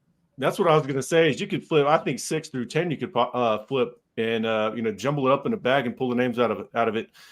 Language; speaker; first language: English; native; English